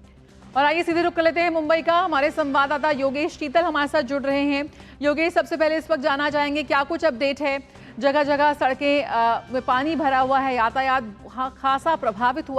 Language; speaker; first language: Hindi; native; Hindi